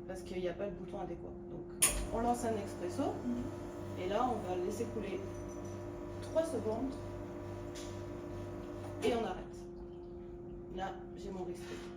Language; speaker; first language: French; native; French